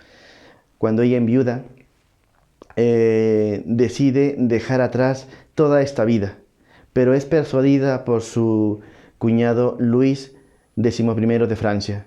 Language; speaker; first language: Spanish; native; Spanish